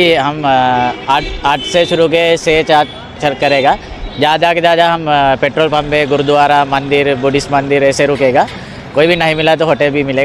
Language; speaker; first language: Hindi; non-native, learner; Sinhala